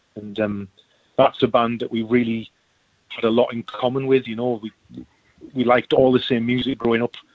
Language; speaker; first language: English; native; English